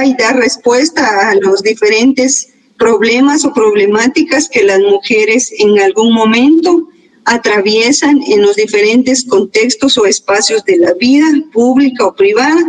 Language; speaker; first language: Spanish; native; Spanish